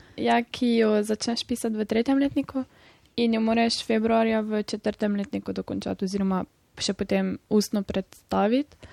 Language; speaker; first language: Slovenian; native; Slovenian